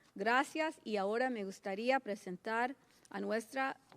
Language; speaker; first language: Spanish; early bilingual, heritage; Spanish